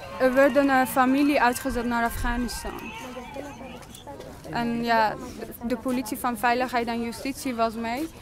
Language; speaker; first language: Dutch; early bilingual, other home language; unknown